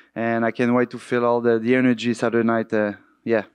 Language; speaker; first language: English; native; English